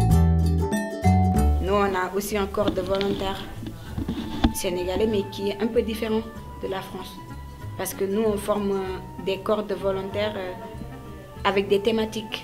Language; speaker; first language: French; non-native, local second language; Wolof